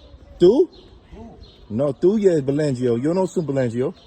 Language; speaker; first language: Romanian; non-native, learner; English